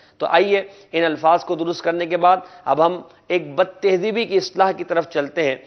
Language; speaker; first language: Urdu; native; Urdu